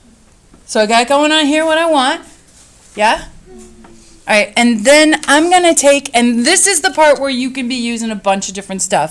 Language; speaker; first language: English; native; English